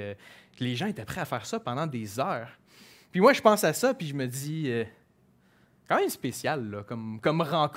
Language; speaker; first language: French; native; French